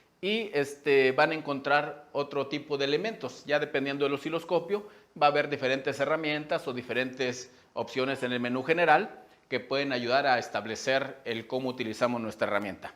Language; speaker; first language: Spanish; native; Spanish